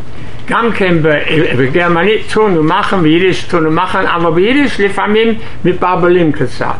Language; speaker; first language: Hebrew; non-native, fluent; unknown